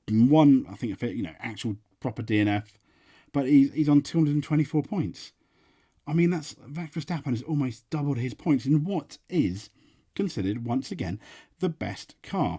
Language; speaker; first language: English; native; English